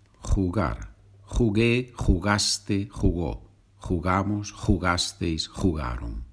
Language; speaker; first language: Spanish; non-native, fluent; English